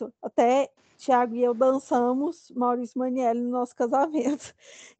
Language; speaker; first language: Portuguese; native; Portuguese